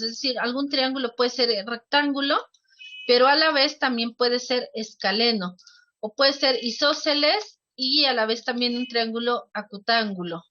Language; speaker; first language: Spanish; native; Spanish